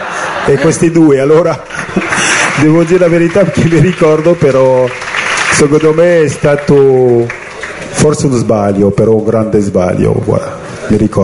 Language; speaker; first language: Italian; non-native, fluent; French